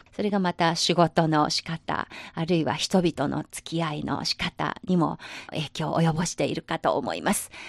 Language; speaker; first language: Japanese; non-native, fluent; Chinese